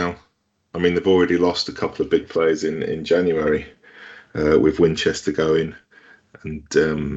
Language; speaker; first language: English; native; English